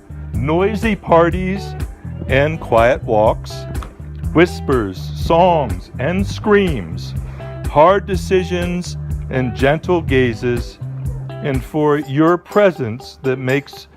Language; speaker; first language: English; native; English